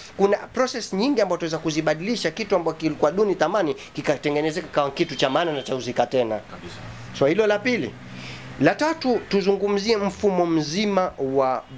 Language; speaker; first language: Swahili; native; Swahili